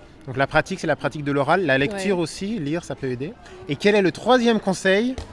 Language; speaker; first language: French; native; French